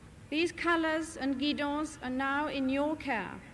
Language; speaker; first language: English; early bilingual, other home language; French